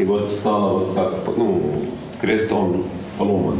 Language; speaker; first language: Russian; non-native, learner; Arabic